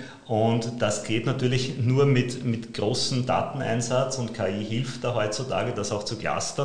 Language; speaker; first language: German; native; German